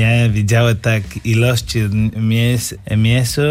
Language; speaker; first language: Polish; non-native, learner; Spanish